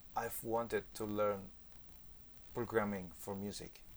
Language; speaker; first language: English; non-native, fluent; Indonesian